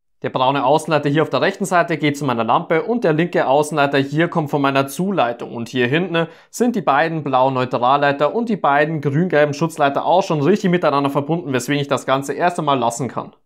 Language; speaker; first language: German; native; German